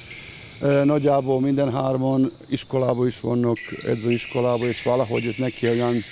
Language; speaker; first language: Hungarian; non-native, fluent; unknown